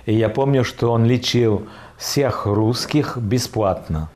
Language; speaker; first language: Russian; early bilingual, heritage; French